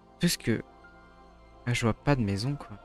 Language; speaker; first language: French; native; French